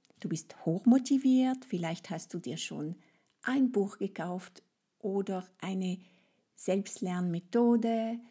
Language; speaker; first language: German; non-native, fluent; French